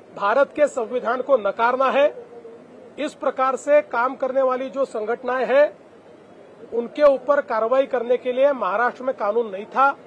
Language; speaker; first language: Hindi; non-native, local second language; Marathi